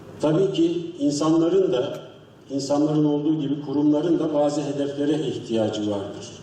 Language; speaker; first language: Turkish; native; Turkish